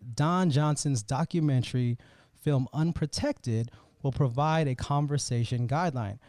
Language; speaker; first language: English; native; English